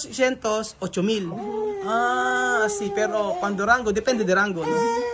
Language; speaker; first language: Spanish; non-native, learner; Filipino